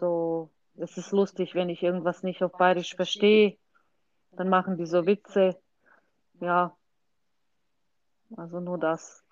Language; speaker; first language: German; non-native, fluent; Croatian